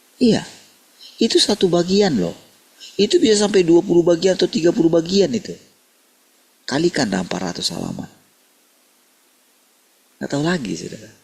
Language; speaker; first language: Indonesian; native; Indonesian